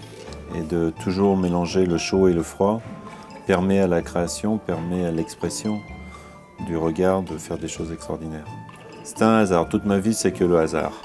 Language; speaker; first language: French; early bilingual, other home language; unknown